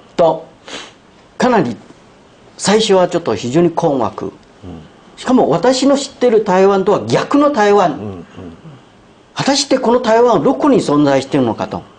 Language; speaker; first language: Japanese; non-native, fluent; Chinese